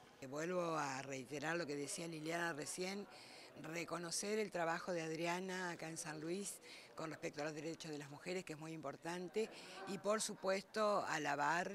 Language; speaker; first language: Spanish; native; Spanish